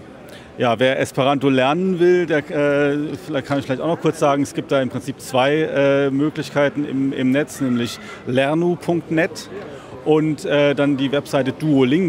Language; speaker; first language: German; native; German